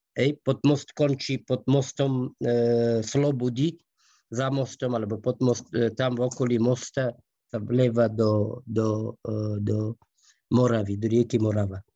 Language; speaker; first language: Slovak; non-native, fluent; Persian